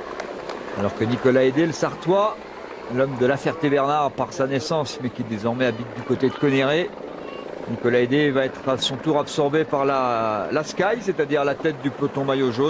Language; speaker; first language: French; native; French